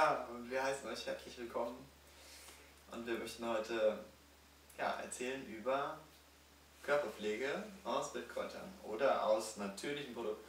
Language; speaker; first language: German; native; German